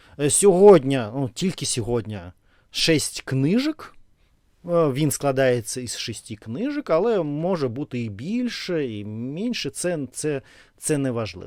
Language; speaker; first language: Ukrainian; non-native, learner; Russian